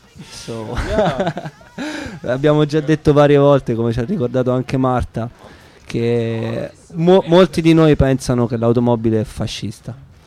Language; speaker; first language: Italian; native; Italian